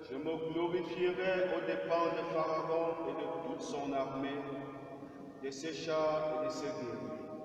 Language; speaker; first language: French; native; French